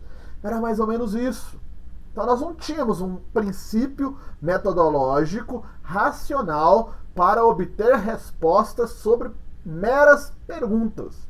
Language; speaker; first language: Portuguese; native; Portuguese